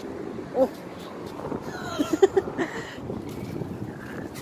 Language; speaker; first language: English; non-native, learner; Filipino